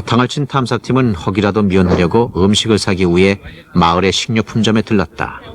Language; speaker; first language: Korean; native; Korean